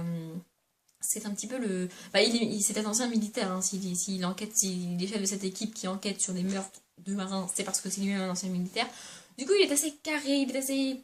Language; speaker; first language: French; native; French